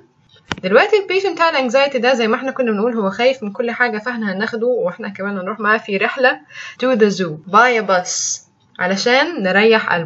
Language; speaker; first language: Arabic; native; Arabic